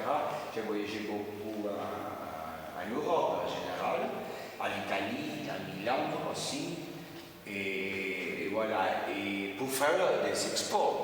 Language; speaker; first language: French; non-native, fluent; Spanish